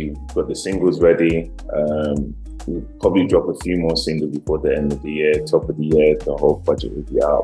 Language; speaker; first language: English; native; English